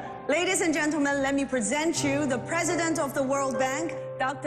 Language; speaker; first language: English; non-native, fluent; Chinese